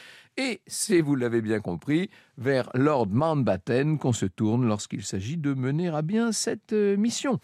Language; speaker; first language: French; native; French